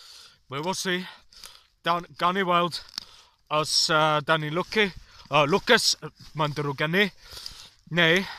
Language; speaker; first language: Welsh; non-native, learner; English